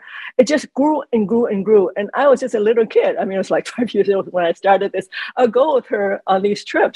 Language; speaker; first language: English; non-native, local second language; Cantonese